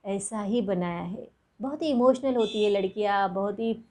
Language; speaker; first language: Hindi; non-native, local second language; Marathi